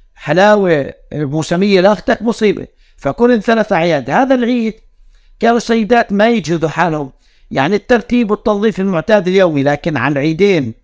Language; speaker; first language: Arabic; native; Arabic